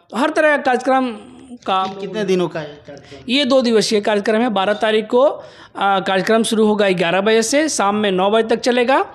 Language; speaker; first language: Hindi; native; Hindi